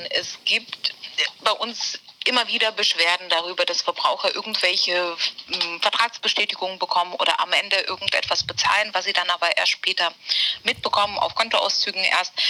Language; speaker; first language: German; native; German